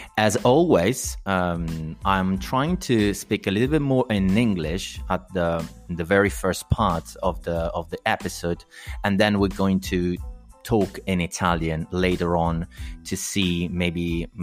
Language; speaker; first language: English; non-native, fluent; Italian